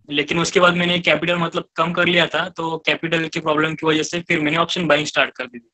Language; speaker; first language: Hindi; non-native, local second language; Marathi